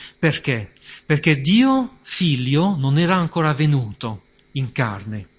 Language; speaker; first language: Italian; non-native, fluent; French